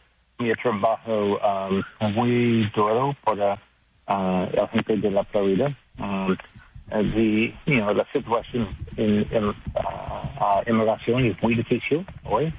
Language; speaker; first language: Spanish; non-native, learner; English